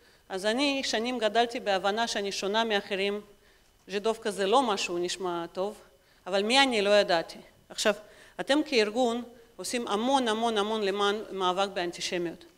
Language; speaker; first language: Hebrew; non-native, fluent; Russian